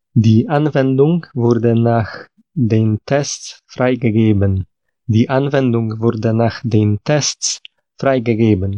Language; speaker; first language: German; non-native, fluent; Polish